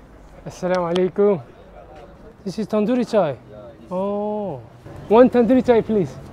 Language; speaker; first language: English; non-native, fluent; Korean